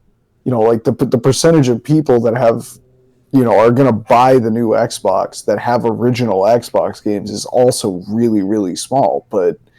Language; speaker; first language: English; native; English